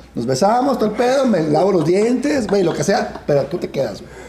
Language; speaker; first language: Spanish; native; Spanish